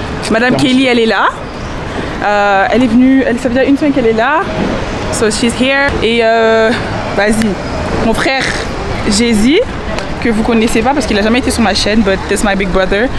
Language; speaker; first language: French; native; French